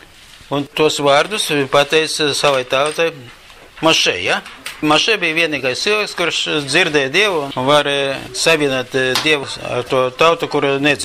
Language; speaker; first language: Latvian; non-native, local second language; Russian